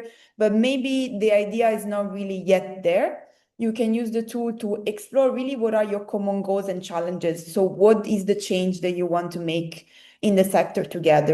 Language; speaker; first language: English; non-native, fluent; Italian